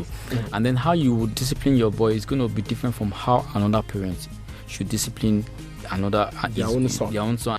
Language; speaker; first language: English; non-native, local second language; Yoruba